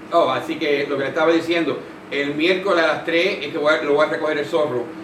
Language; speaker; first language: Spanish; early bilingual, heritage; Spanish